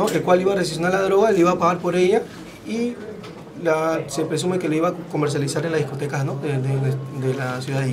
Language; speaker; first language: Spanish; native; Spanish